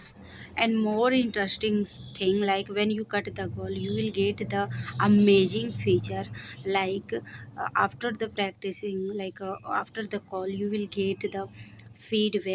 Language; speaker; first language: English; non-native, learner; Hindi